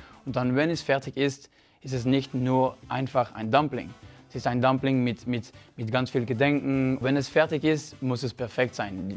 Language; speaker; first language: German; non-native, fluent; French